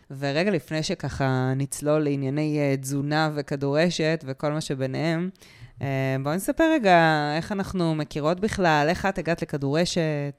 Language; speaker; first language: Hebrew; native; Hebrew